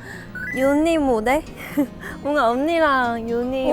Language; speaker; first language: Korean; non-native, fluent; Chinese